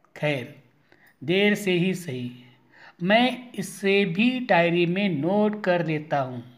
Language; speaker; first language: Hindi; non-native, local second language; Marathi